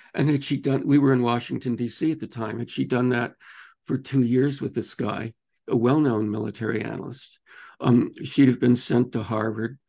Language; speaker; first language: English; native; English